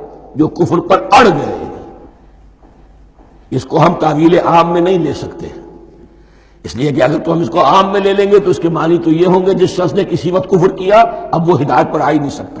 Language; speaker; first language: Urdu; native; Urdu